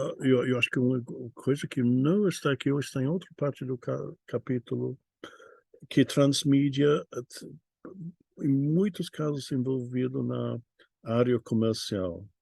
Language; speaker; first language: Portuguese; non-native, fluent; English